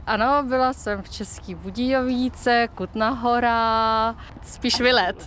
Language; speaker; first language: Czech; non-native, learner; Ukrainian